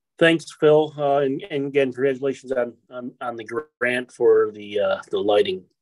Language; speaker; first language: English; native; English